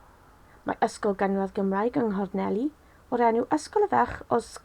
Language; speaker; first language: Welsh; non-native, local second language; English